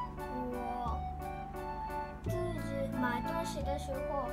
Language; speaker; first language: Chinese; early bilingual, heritage; Japanese